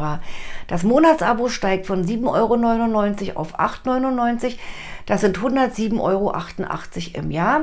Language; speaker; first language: German; native; German